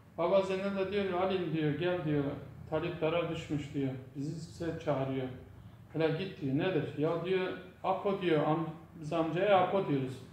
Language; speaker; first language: Turkish; non-native, local second language; Zaza